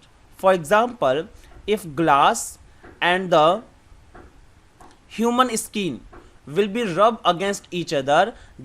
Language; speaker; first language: English; non-native, local second language; Hindi